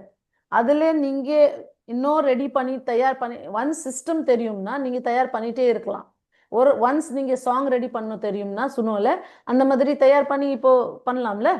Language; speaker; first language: Tamil; non-native, fluent; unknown